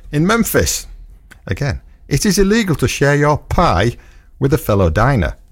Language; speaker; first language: English; native; English